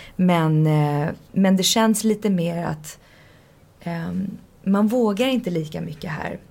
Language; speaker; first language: Swedish; early bilingual, heritage; Swedish